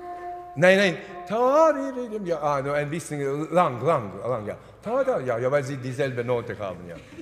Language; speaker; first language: German; non-native, fluent; Latvian